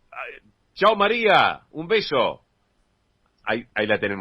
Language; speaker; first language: Spanish; native; Spanish